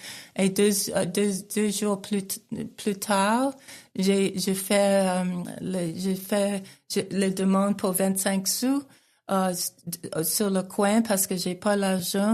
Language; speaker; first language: French; non-native, local second language; English